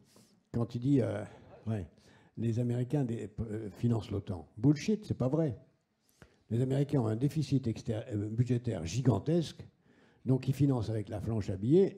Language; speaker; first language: French; native; French